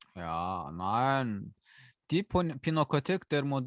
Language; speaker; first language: German; non-native, learner; Azerbaijani